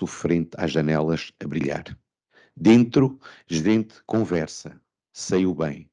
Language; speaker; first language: Portuguese; native; Portuguese